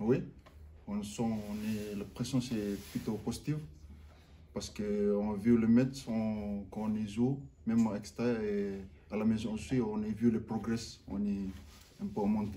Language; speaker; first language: French; non-native, learner; Fijian